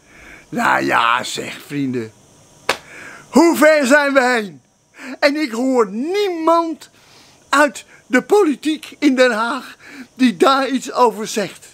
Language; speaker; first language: Dutch; native; Dutch